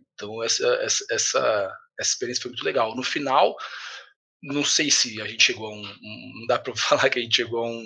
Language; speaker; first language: Portuguese; native; Portuguese